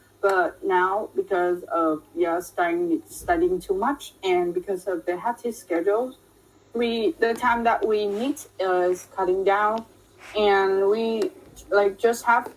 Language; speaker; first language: English; non-native, fluent; Vietnamese